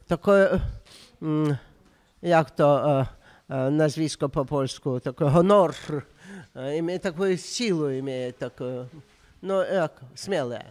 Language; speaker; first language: Polish; non-native, learner; Russian